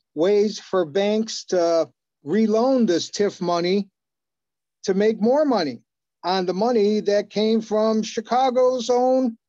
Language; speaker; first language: English; native; English